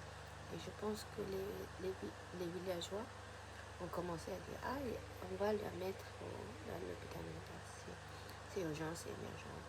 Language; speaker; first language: French; non-native, fluent; Japanese